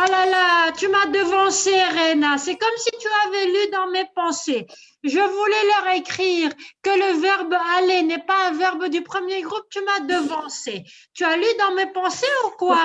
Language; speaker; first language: French; non-native, local second language; Arabic